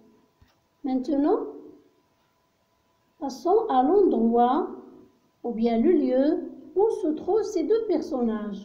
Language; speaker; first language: French; non-native, local second language; Arabic